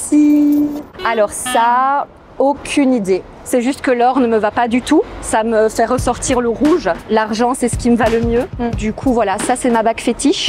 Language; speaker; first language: French; native; French